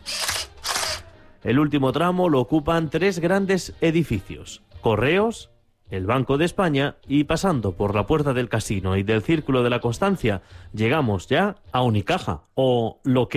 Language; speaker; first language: Spanish; native; Spanish